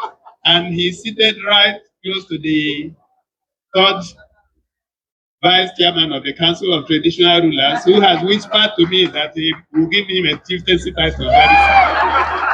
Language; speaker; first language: English; non-native, local second language; Igbo